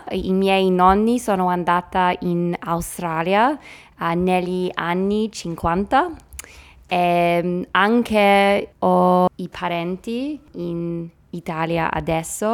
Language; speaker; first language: Italian; non-native, learner; English